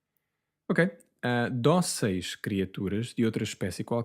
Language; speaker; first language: Portuguese; non-native, fluent; English